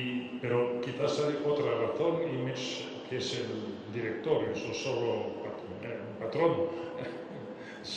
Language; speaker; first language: Spanish; non-native, fluent; French